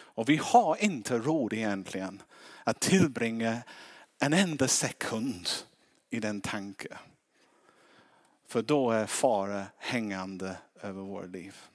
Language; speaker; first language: Swedish; non-native, fluent; English